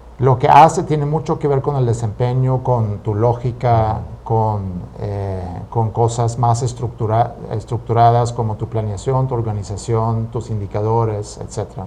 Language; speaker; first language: Spanish; non-native, fluent; Swedish